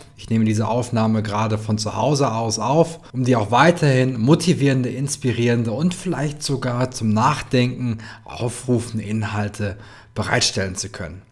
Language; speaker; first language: German; native; German